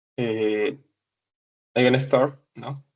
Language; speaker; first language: English; non-native, learner; Spanish